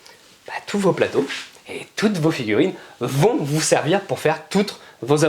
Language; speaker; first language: French; native; French